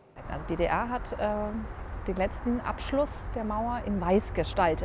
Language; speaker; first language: German; native; German